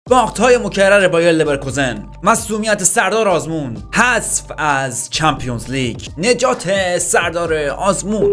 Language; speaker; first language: Persian; native; Persian